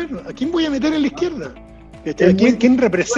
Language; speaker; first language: Spanish; native; Spanish